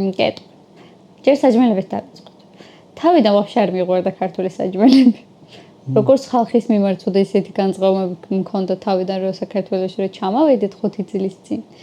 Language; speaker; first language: Georgian; non-native, fluent; Azerbaijani